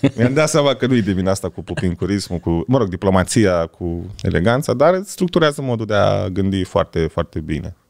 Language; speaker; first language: Romanian; native; Romanian